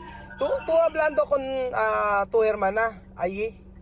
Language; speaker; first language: Spanish; non-native, learner; Filipino